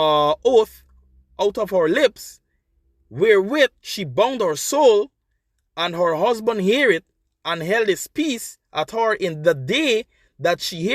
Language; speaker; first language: English; native; English